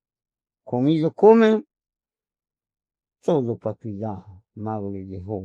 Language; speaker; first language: Spanish; non-native, local second language; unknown